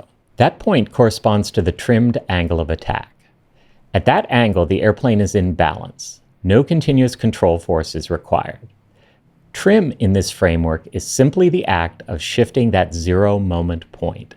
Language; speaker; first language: English; native; English